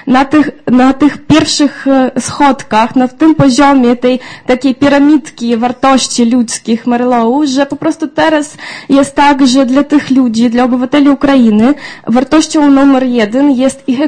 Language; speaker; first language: Polish; non-native, fluent; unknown